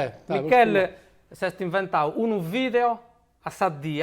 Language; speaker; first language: Italian; native; Italian